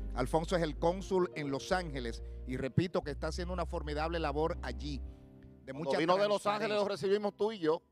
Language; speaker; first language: Spanish; native; Spanish